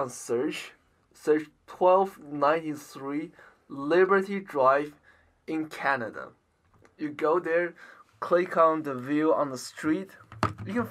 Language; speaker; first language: English; non-native, learner; Chinese